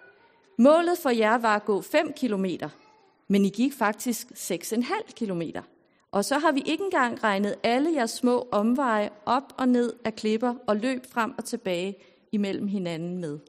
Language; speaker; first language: Danish; native; Danish